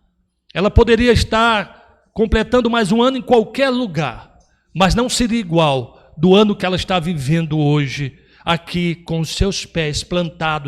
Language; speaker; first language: Portuguese; native; Portuguese